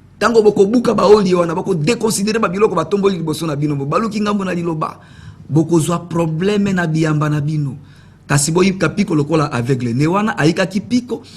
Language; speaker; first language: Lingala; native; Lingala